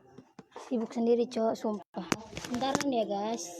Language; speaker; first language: Indonesian; native; Indonesian